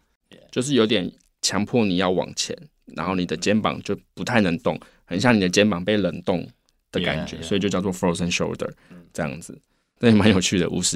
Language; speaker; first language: Chinese; native; Chinese